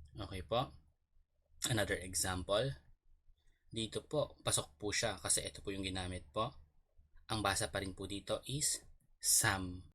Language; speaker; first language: Filipino; native; Filipino